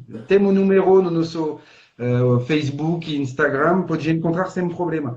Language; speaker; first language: Portuguese; non-native, fluent; French